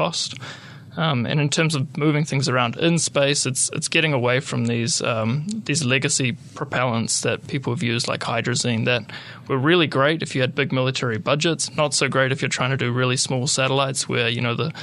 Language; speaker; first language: English; native; English